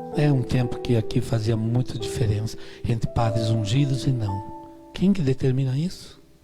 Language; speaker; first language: Portuguese; non-native, fluent; Italian